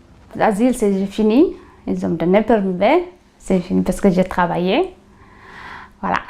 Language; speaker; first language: French; non-native, learner; Tigrinya